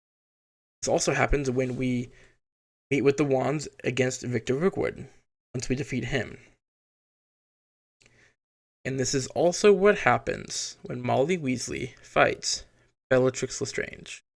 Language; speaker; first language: English; native; English